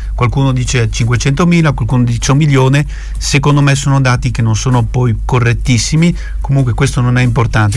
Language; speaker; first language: Italian; native; Italian